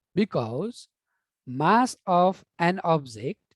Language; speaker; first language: English; non-native, local second language; Nepali